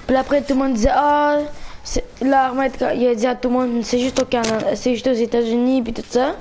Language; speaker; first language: French; native; French